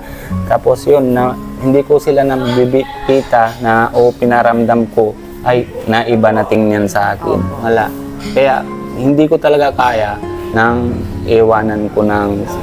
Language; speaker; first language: Filipino; non-native, learner; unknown